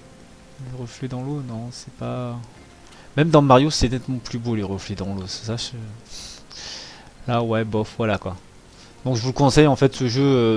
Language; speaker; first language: French; native; French